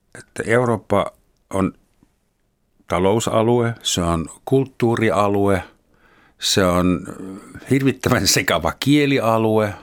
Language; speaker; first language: Finnish; non-native, fluent; German